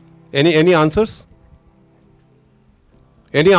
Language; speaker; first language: Hindi; native; Hindi